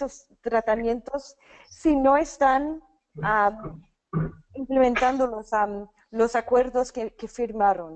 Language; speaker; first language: Spanish; non-native, fluent; English